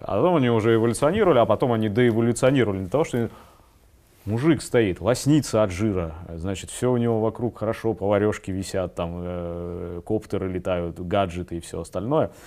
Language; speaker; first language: Russian; native; Russian